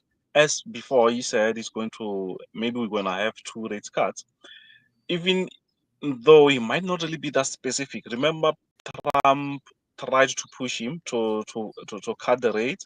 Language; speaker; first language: English; non-native, fluent; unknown